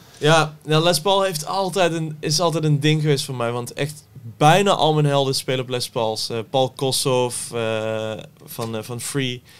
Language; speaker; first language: Dutch; native; Dutch